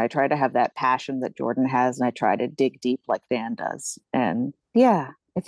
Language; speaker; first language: English; native; English